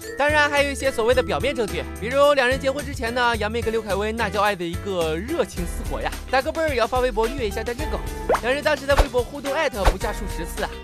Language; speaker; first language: Chinese; native; Chinese